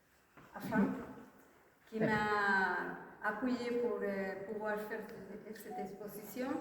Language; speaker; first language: French; non-native, fluent; Spanish